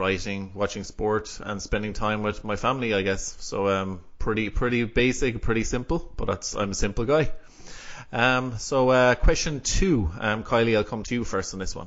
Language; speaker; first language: English; native; English